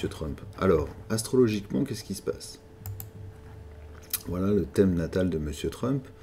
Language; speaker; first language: French; native; French